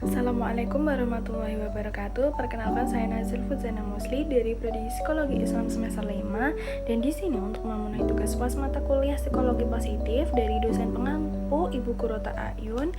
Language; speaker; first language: Indonesian; native; Indonesian